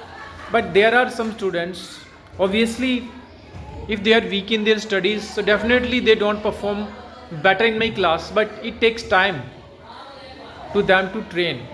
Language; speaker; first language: English; non-native, local second language; Hindi